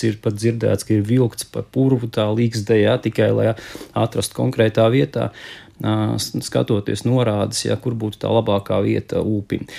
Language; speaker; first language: Latvian; native; Latvian